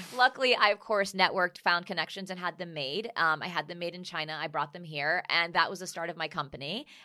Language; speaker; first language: English; early bilingual, other home language; Spanish